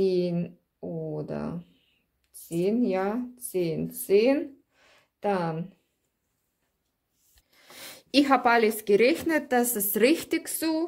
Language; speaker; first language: German; non-native, learner; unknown